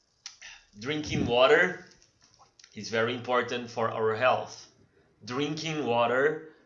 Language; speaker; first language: English; non-native, fluent; Portuguese